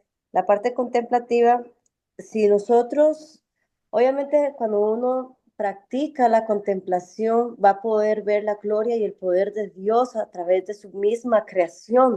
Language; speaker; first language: Spanish; native; Spanish